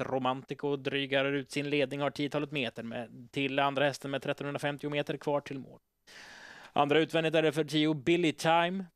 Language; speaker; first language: Swedish; native; Swedish